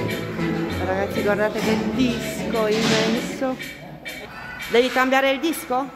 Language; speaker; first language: Italian; non-native, fluent; Portuguese